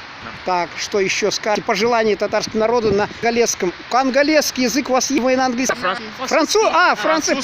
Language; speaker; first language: Russian; native; Russian